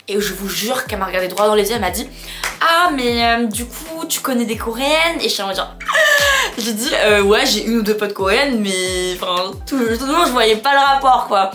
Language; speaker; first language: French; non-native, fluent; Khmer